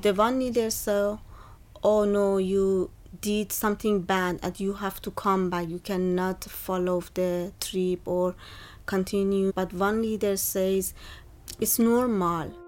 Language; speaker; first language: English; non-native, learner; Persian